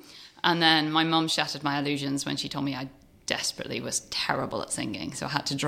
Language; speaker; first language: English; native; English